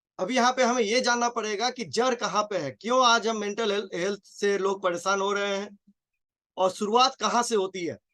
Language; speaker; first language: Hindi; native; Hindi